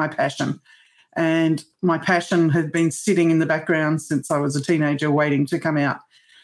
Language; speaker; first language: English; native; English